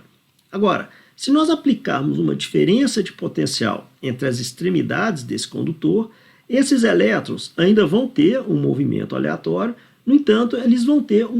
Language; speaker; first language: Portuguese; native; Portuguese